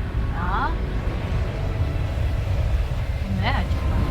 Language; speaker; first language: Turkish; non-native, learner; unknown